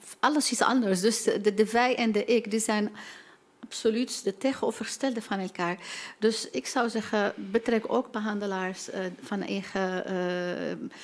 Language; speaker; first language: Dutch; non-native, fluent; Arabic